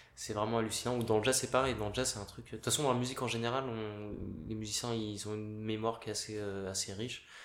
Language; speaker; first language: French; native; French